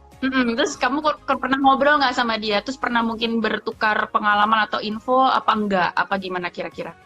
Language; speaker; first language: Indonesian; native; Indonesian